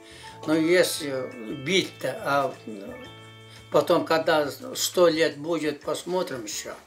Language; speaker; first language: Russian; non-native, local second language; Yakut